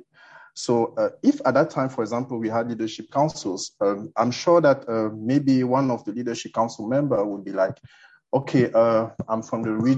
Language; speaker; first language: English; non-native, local second language; French